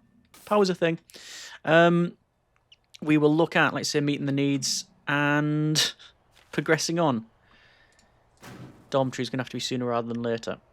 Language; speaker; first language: English; native; English